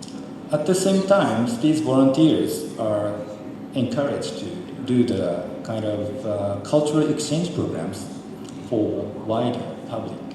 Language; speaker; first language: English; non-native, fluent; Japanese